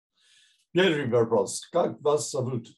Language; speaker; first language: Russian; non-native, fluent; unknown